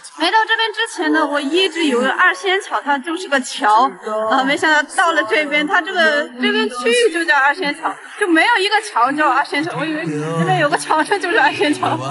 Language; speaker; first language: Chinese; non-native, local second language; Tibetan